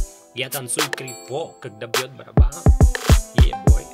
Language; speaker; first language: Russian; native; Russian